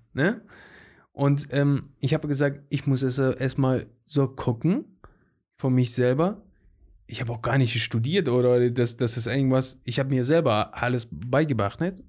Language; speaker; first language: German; non-native, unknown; Persian